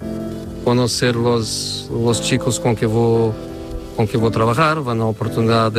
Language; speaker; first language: Spanish; non-native, fluent; Portuguese